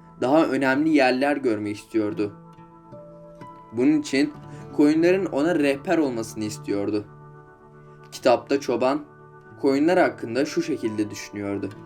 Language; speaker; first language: Turkish; native; Turkish